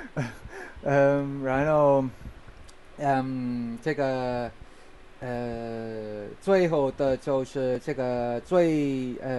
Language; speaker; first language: Chinese; non-native, learner; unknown